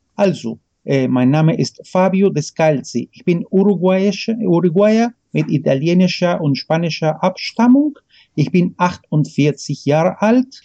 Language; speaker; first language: German; non-native, fluent; Spanish